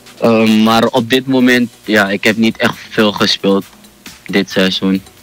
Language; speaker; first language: Dutch; native; Dutch